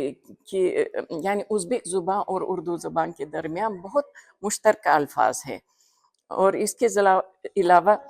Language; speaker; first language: Hindi; non-native, fluent; Uzbek